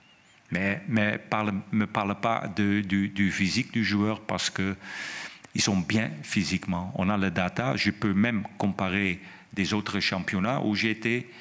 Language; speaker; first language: French; non-native, fluent; Dutch